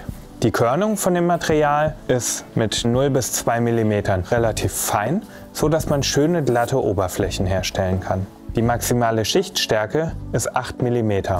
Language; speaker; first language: German; native; German